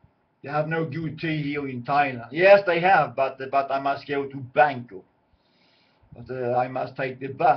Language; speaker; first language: English; non-native, learner; Swedish